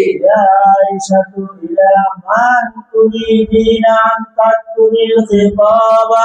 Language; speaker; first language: Arabic; non-native, fluent; Bangla